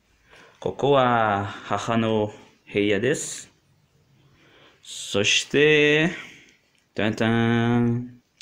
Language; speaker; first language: Japanese; non-native, learner; Portuguese